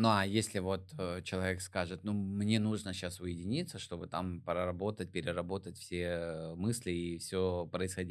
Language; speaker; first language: Russian; native; Russian